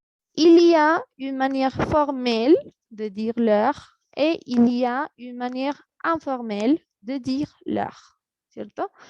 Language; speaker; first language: French; non-native, fluent; Spanish